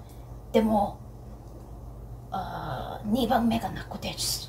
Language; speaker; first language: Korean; non-native, fluent; Japanese